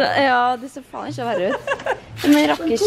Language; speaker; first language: Norwegian; native; Norwegian